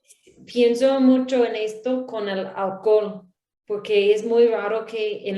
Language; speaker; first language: Spanish; non-native, learner; English